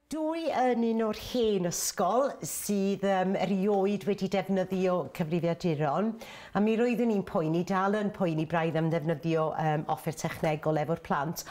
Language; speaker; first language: Welsh; native; Welsh